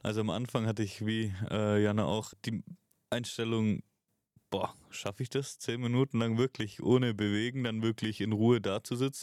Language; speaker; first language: German; native; German